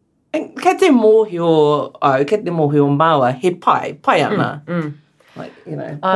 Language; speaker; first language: Māori; non-native, learner; English